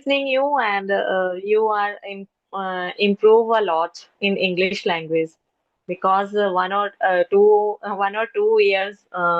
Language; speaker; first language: English; non-native, local second language; Hindi